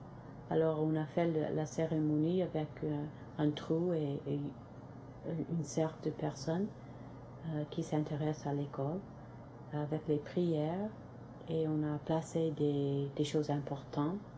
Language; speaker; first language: French; non-native, local second language; English